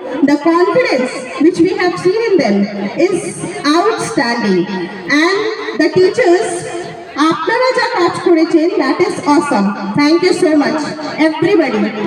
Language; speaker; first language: English; non-native, local second language; Bangla